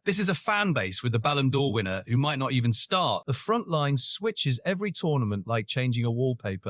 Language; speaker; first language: English; native; English